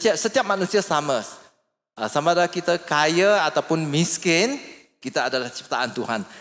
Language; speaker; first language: Malay; non-native, local second language; English